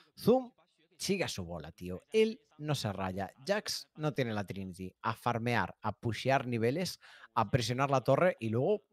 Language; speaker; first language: Spanish; native; Spanish